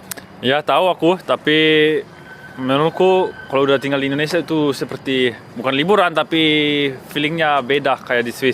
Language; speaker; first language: Indonesian; early bilingual, heritage; Indonesian